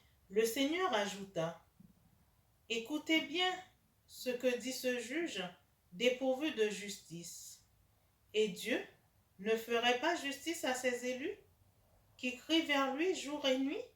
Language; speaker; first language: French; native; French